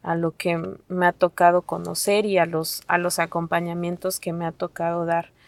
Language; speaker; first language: Spanish; non-native, local second language; Nahuatl languages